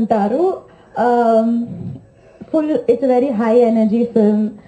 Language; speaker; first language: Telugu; non-native, fluent; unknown